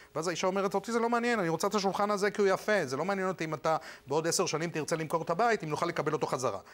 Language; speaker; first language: Hebrew; non-native, fluent; Spanish